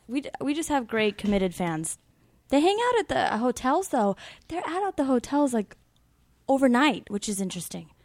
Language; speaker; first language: English; native; English